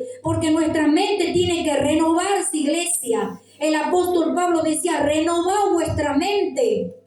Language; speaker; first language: Spanish; native; Spanish